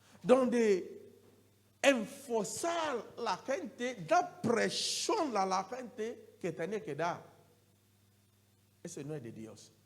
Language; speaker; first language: Spanish; non-native, learner; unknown